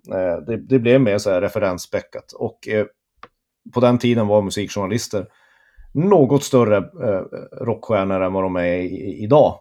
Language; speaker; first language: Swedish; native; Swedish